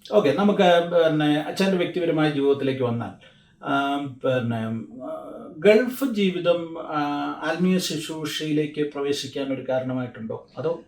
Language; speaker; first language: Malayalam; native; Malayalam